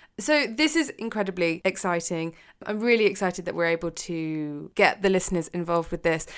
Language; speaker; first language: English; native; English